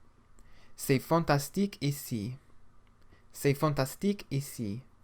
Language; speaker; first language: French; non-native, fluent; English